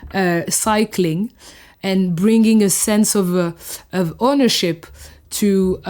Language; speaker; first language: English; non-native, fluent; French